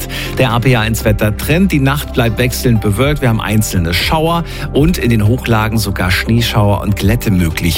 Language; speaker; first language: German; native; German